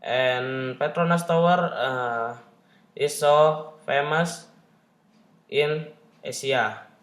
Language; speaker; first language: English; non-native, learner; Indonesian